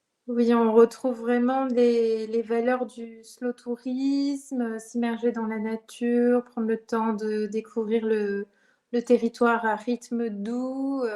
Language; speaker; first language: French; native; French